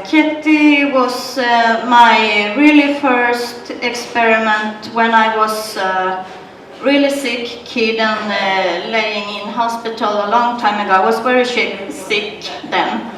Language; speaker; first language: English; non-native, learner; Swedish